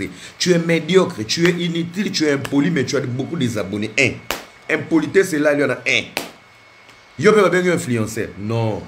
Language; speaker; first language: French; non-native, local second language; Lingala